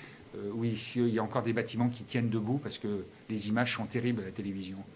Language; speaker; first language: French; native; French